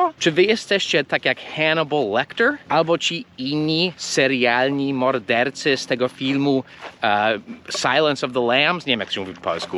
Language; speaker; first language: Polish; early bilingual, heritage; English